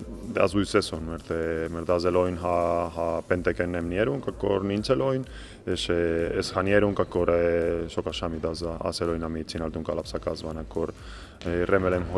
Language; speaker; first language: Hungarian; non-native, learner; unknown